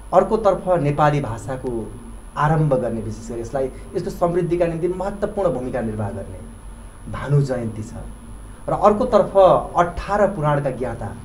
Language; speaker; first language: Nepali; native; Nepali